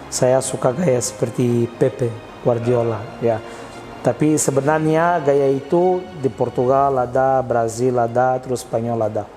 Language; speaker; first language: Indonesian; non-native, fluent; Portuguese